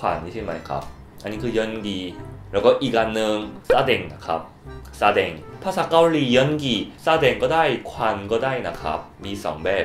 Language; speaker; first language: Thai; non-native, fluent; Korean